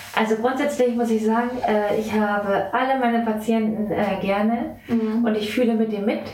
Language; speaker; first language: German; native; German